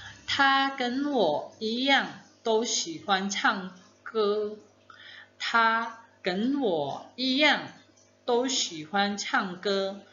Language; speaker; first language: Chinese; non-native, fluent; Indonesian